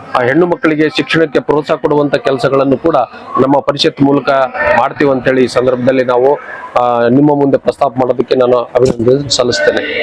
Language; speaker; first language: Kannada; non-native, local second language; Lambadi